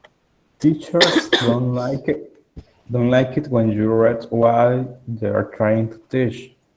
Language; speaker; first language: English; non-native, learner; Spanish